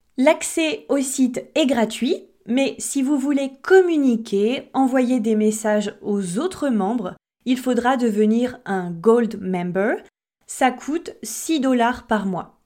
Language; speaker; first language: French; native; French